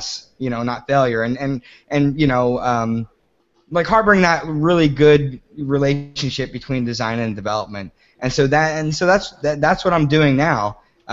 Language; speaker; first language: English; native; English